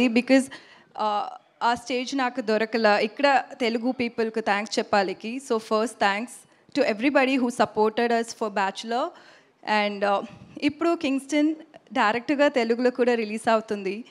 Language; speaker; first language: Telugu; non-native, learner; Tamil